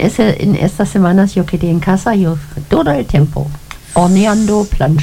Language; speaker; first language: Spanish; non-native, learner; German